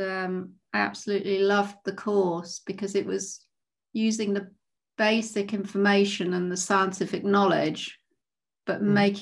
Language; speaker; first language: English; native; English